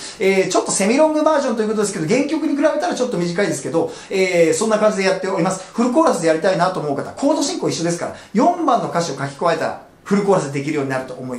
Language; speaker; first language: Japanese; native; Japanese